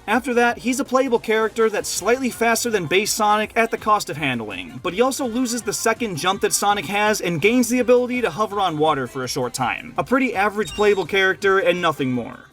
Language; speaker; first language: English; native; English